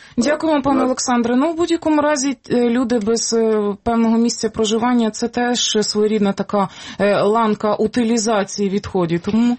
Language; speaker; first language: Ukrainian; native; Ukrainian